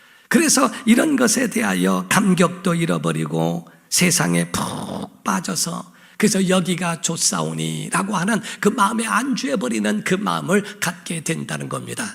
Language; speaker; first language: Korean; native; Korean